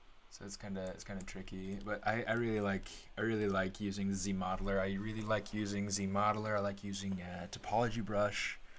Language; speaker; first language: English; native; English